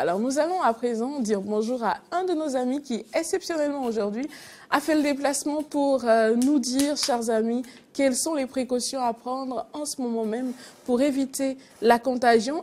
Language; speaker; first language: French; non-native, local second language; Fon